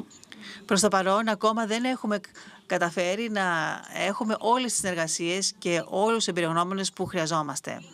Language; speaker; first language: Greek; native; Greek